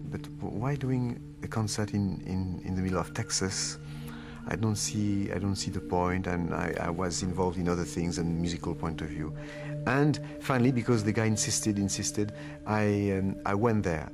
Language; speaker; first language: English; non-native, fluent; French